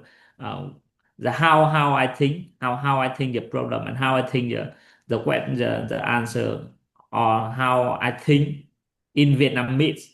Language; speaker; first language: English; non-native, learner; Vietnamese